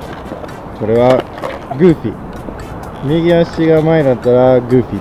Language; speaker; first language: Japanese; non-native, fluent; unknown